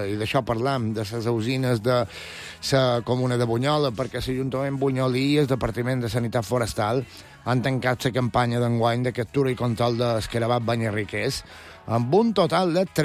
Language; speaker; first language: Catalan; native; Catalan